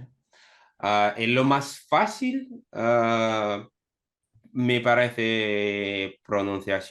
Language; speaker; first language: Spanish; non-native, fluent; Russian